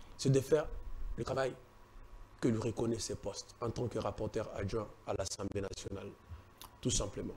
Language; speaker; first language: French; non-native, local second language; Luba-Lulua